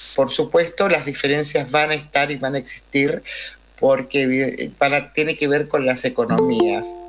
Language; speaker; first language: Spanish; native; Spanish